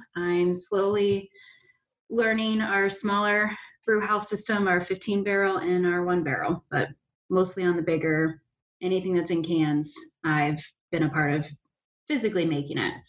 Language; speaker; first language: English; native; English